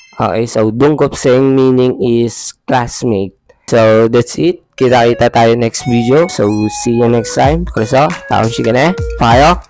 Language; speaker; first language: Filipino; native; Filipino